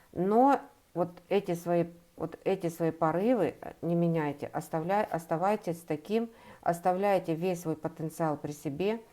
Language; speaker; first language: Russian; native; Russian